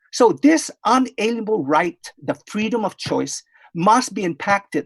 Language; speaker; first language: English; non-native, fluent; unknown